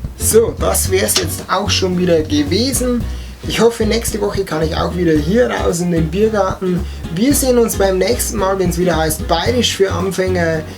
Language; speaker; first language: German; native; German